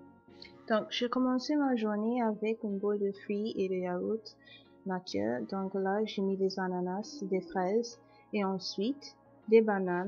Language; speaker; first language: French; non-native, fluent; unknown